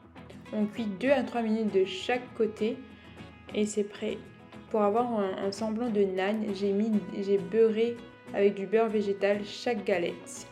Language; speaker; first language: French; native; French